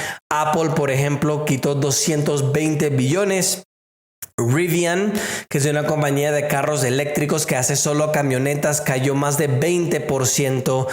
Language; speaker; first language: Spanish; native; Spanish